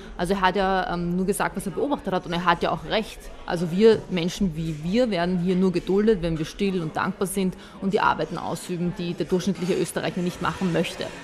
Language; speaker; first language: German; early bilingual, other home language; Bosnian